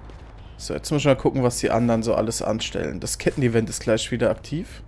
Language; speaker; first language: German; native; German